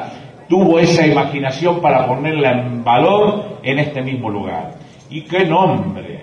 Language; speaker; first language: Spanish; native; Spanish